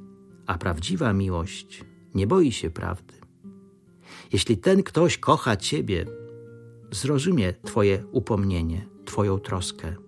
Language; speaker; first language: Polish; native; Polish